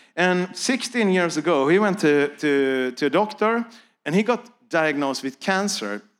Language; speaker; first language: English; non-native, fluent; Swedish